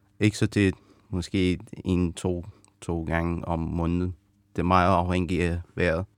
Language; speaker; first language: Danish; non-native, fluent; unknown